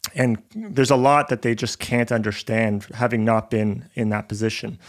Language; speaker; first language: English; native; English